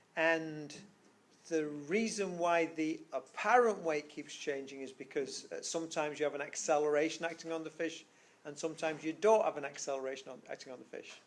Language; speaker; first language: English; native; English